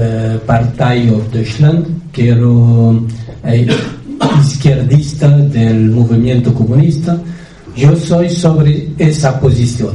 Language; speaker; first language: Spanish; non-native, fluent; French